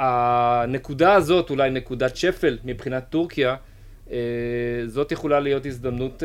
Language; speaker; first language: Hebrew; native; Hebrew